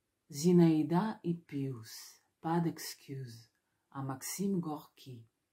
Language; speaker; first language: French; non-native, learner; Russian